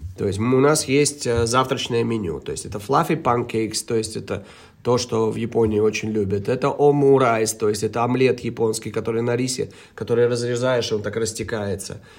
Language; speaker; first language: Russian; early bilingual, heritage; Russian